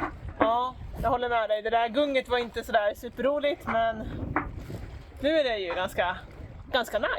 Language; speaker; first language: Swedish; native; Swedish